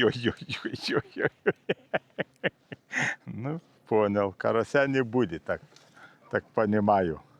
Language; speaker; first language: Russian; non-native, fluent; Lithuanian